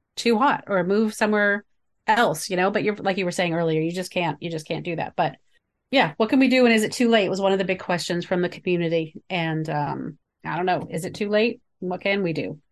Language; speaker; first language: English; native; English